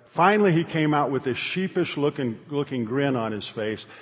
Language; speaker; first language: English; native; English